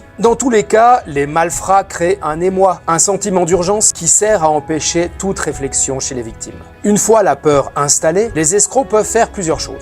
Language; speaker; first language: French; native; French